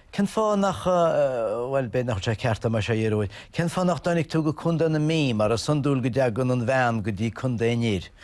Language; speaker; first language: Irish; native; Irish